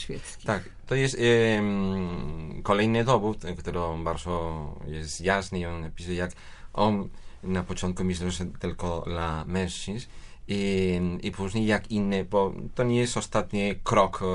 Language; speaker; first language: Polish; non-native, fluent; Spanish